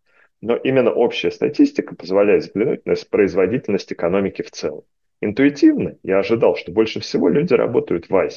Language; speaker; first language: Russian; native; Russian